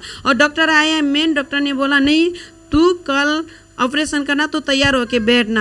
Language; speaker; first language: Hindi; non-native, local second language; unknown